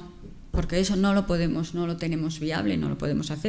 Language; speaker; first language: Spanish; native; Spanish